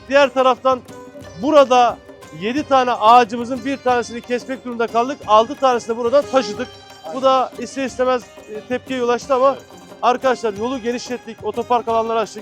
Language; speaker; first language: Turkish; native; Turkish